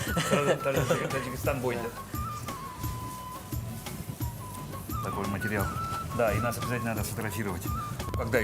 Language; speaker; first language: Russian; native; Russian